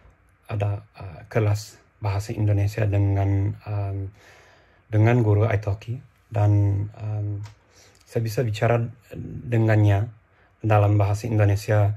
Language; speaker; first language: Indonesian; non-native, learner; English